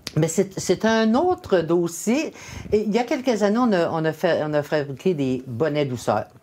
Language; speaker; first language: French; native; French